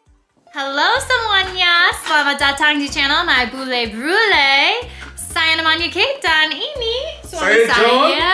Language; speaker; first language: Indonesian; non-native, learner; English